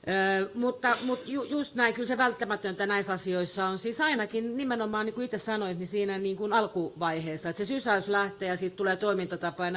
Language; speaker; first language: Finnish; native; Finnish